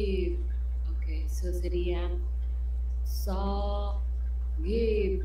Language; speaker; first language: Spanish; early bilingual, heritage; Spanish